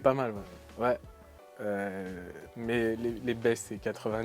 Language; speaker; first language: French; native; French